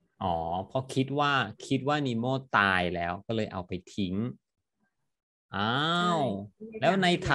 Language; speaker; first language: Thai; native; Thai